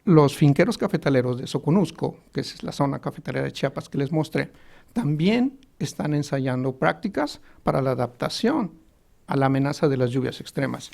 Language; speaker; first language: Spanish; native; Spanish